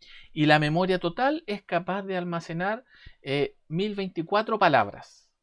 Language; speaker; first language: Spanish; native; Spanish